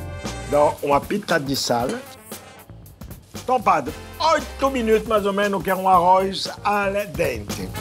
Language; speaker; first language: Portuguese; non-native, fluent; French